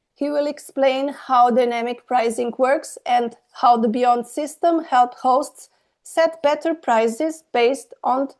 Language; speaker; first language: English; non-native, fluent; Slovenian